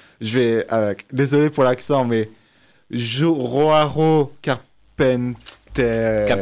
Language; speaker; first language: French; native; French